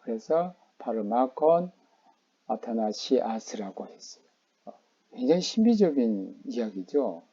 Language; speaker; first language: Korean; native; Korean